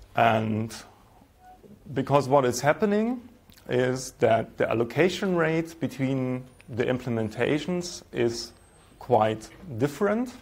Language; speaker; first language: English; non-native, fluent; German